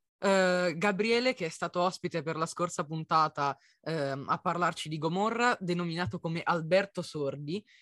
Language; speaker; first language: Italian; native; Italian